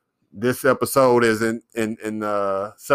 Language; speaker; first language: English; native; English